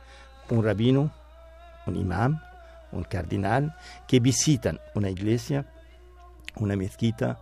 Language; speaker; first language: Spanish; non-native, fluent; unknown